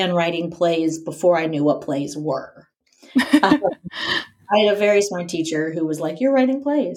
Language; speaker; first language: English; native; English